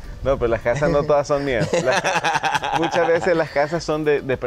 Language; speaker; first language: Spanish; native; Spanish